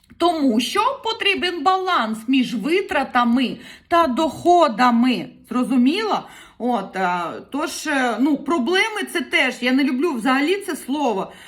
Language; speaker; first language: Ukrainian; non-native, local second language; Russian